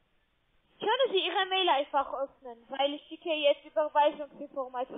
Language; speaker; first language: German; non-native, learner; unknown